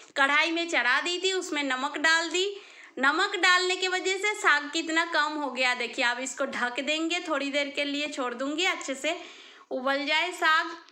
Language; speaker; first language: Hindi; non-native, local second language; Bangla